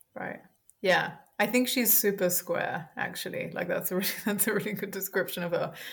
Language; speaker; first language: English; early bilingual, heritage; French